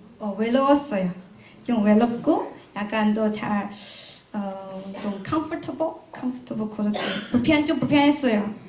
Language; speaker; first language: Korean; non-native, learner; Chinese